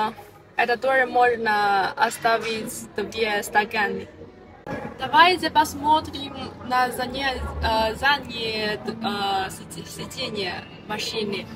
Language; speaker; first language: Russian; non-native, learner; Chinese